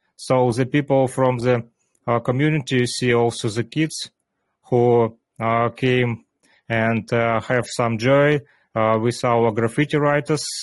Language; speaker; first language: English; non-native, learner; Ukrainian